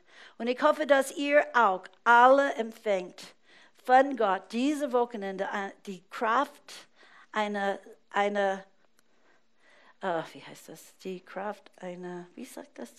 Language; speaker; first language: German; non-native, fluent; English